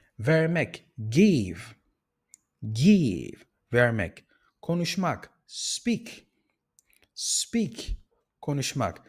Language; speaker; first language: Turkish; non-native, fluent; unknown